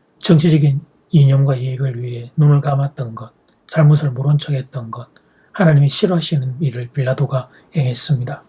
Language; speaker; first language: Korean; native; Korean